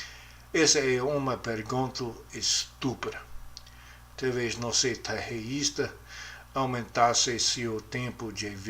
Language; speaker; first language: Portuguese; non-native, learner; English